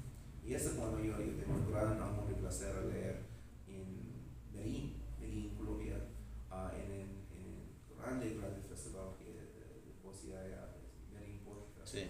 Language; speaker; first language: Spanish; non-native, learner; English